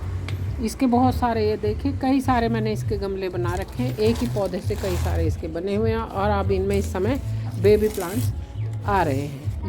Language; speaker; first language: Hindi; native; Hindi